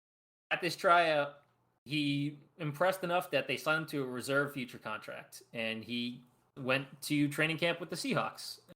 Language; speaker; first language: English; native; English